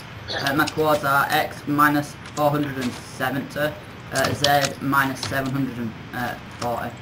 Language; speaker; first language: English; native; English